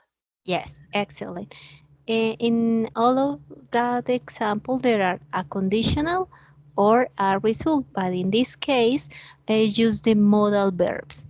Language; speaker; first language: English; non-native, learner; Spanish